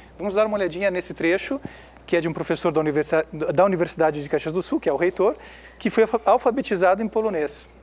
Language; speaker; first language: Portuguese; native; Portuguese